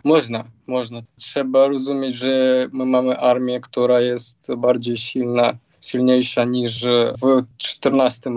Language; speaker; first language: Polish; non-native, fluent; Ukrainian